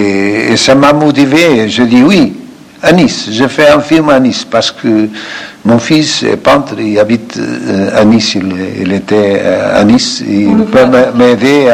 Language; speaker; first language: French; non-native, fluent; Portuguese